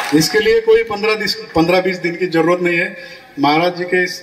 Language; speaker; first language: Hindi; non-native, local second language; Marathi